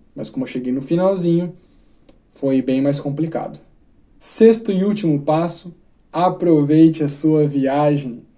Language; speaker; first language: Portuguese; native; Portuguese